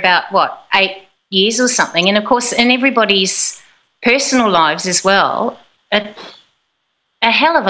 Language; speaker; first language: English; native; English